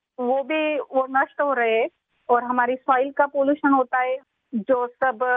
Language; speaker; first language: Hindi; non-native, local second language; Marathi